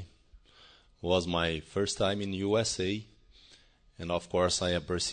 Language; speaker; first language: English; non-native, learner; Portuguese